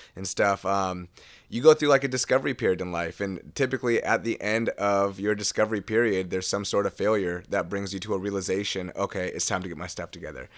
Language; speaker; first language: English; native; English